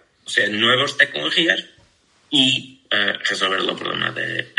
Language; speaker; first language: Spanish; non-native, fluent; Portuguese